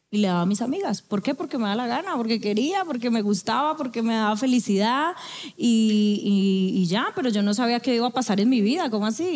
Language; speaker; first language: Spanish; native; Spanish